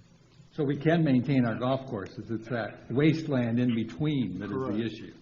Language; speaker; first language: English; native; English